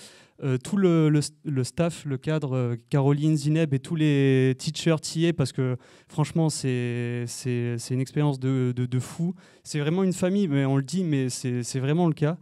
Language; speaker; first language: French; native; French